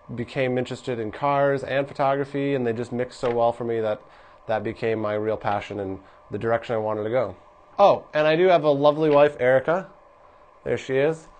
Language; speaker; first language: English; native; English